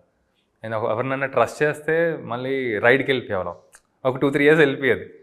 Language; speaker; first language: Telugu; native; Telugu